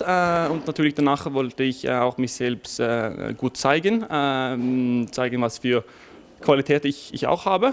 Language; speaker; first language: German; non-native, fluent; Norwegian